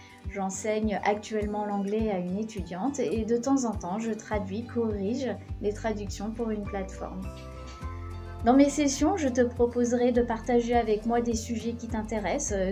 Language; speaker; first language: French; early bilingual, heritage; French